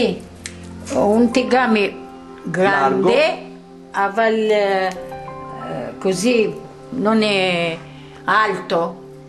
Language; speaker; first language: Italian; non-native, learner; Arabic